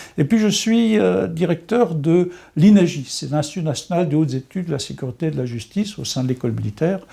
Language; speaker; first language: French; non-native, local second language; Swiss German